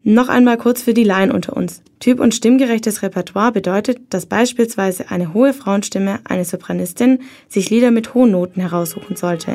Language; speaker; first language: German; native; German